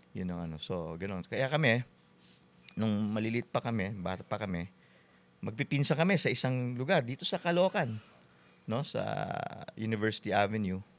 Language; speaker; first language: Filipino; native; Filipino